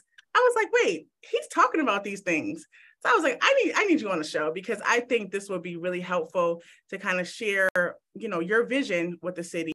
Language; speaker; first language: English; native; English